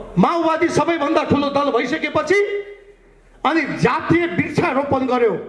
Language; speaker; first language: Nepali; native; Nepali